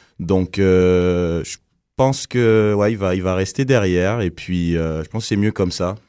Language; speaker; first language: French; native; French